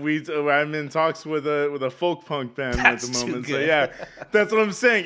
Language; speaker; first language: English; native; English